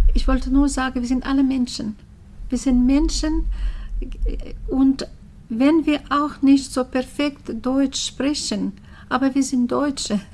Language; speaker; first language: German; early bilingual, heritage; German